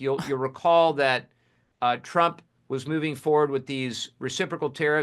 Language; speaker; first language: English; native; English